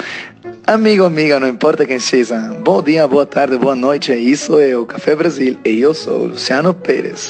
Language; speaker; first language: Portuguese; non-native, learner; Italian